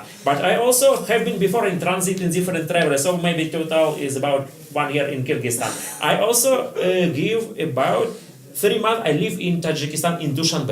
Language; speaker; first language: English; non-native, learner; Russian